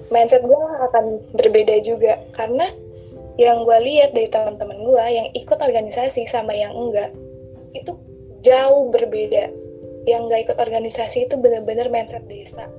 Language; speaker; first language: Indonesian; non-native, local second language; Sundanese